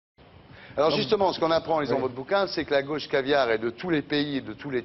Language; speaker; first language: French; native; French